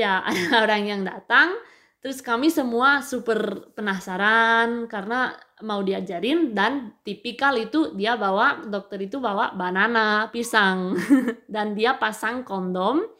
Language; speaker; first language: Indonesian; non-native, fluent; Spanish